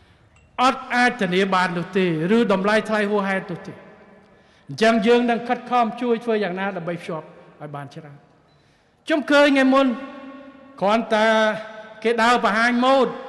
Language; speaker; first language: Khmer; native; Khmer